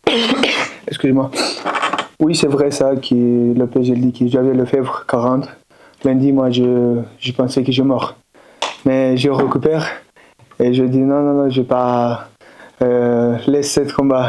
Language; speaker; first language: French; non-native, learner; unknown